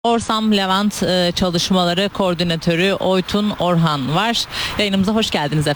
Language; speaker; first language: Turkish; native; Turkish